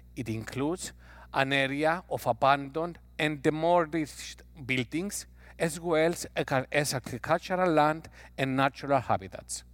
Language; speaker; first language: English; non-native, fluent; Greek